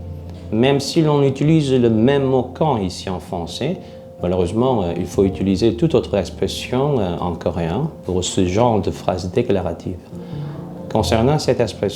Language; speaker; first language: French; non-native, fluent; Korean